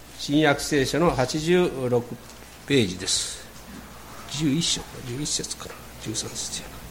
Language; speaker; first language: Japanese; native; Japanese